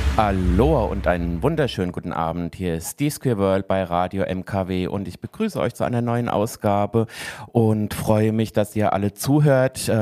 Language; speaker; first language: German; native; German